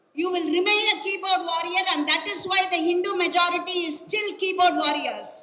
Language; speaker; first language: English; non-native, local second language; Tamil